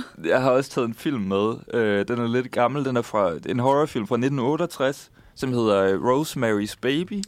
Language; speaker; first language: Danish; native; Danish